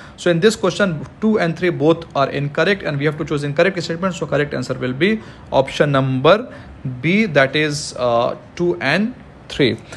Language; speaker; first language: English; non-native, local second language; Hindi